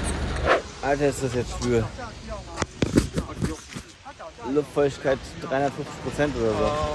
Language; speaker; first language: German; native; German